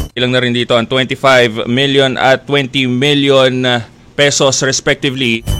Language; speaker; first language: Filipino; native; Filipino